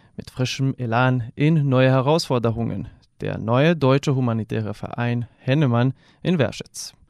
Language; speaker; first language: German; non-native, fluent; Serbian